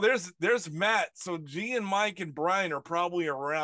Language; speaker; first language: English; native; English